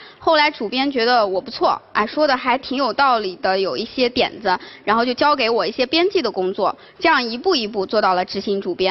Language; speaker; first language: Chinese; native; Chinese